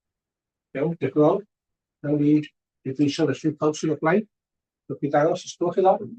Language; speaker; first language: Welsh; native; Welsh